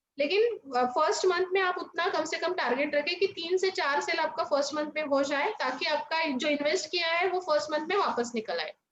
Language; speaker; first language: Hindi; non-native, local second language; Marathi